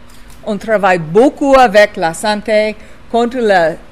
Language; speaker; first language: French; non-native, fluent; English